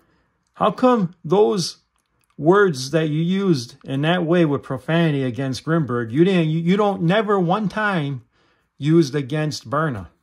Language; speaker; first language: English; native; English